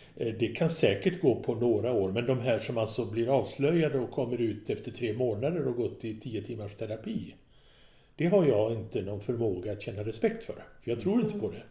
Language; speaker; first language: Swedish; native; Swedish